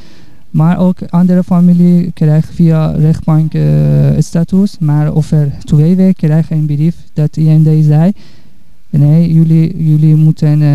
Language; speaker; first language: Dutch; non-native, learner; Persian